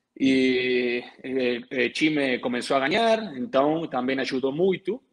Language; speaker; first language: Portuguese; non-native, learner; Spanish